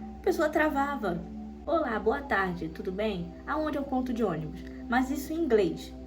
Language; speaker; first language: Portuguese; native; Portuguese